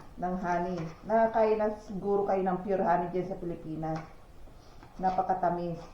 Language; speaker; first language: Filipino; non-native, local second language; Pangasinan